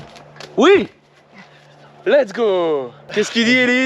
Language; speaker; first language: French; native; French